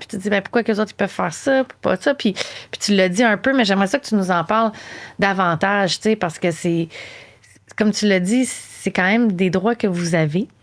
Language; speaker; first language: French; native; French